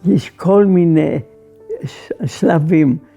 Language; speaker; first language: Hebrew; non-native, fluent; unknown